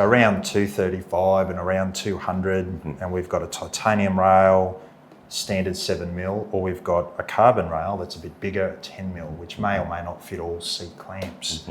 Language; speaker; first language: English; native; English